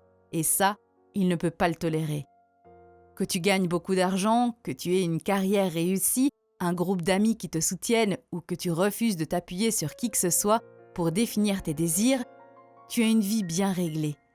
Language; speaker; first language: French; native; French